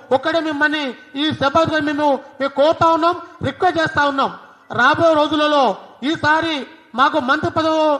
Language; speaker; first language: Telugu; non-native, local second language; Lambadi